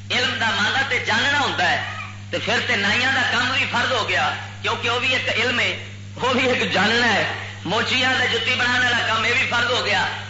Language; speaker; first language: Urdu; non-native, local second language; Punjabi